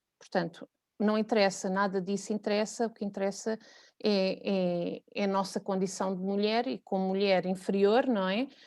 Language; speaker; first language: Portuguese; native; Portuguese